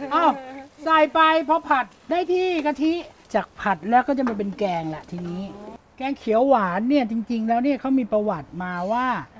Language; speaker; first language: Thai; native; Thai